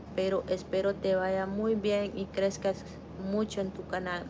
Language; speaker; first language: Spanish; native; Spanish